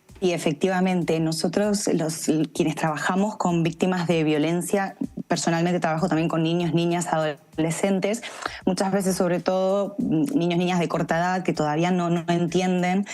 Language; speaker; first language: Spanish; native; Spanish